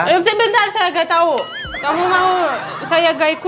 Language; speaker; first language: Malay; non-native, learner; Russian